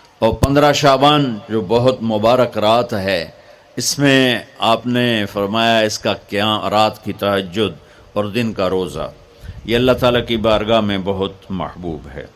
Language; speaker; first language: Urdu; non-native, local second language; Punjabi